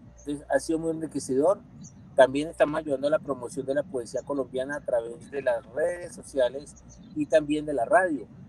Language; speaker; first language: Spanish; native; Spanish